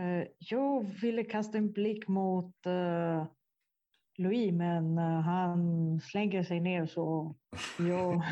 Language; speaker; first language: Swedish; non-native, fluent; Italian